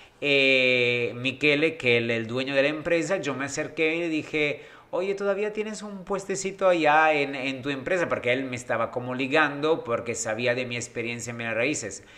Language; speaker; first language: Spanish; non-native, fluent; Italian